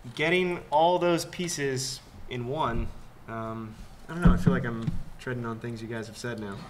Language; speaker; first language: English; native; English